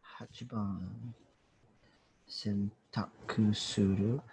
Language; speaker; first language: Japanese; non-native, learner; English